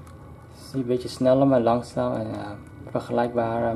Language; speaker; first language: Dutch; non-native, local second language; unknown